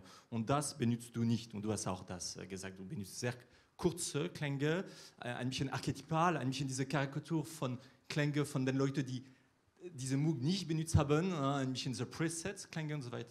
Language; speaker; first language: German; non-native, fluent; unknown